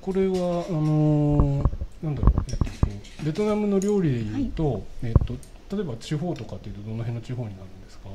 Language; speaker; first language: Japanese; native; Japanese